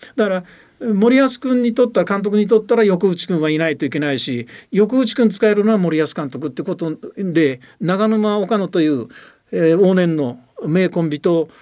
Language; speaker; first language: Japanese; native; Japanese